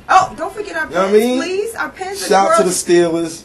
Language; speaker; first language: English; native; English